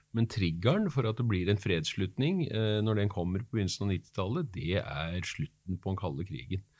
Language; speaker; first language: Norwegian; native; Norwegian